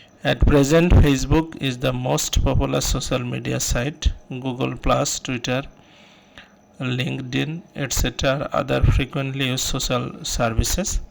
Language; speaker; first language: English; non-native, local second language; Bangla